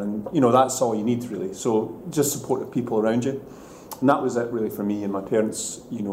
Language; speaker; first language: English; native; English